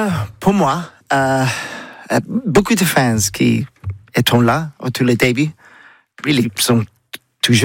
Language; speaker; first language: French; non-native, learner; English